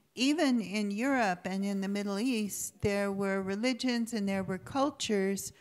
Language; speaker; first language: English; native; English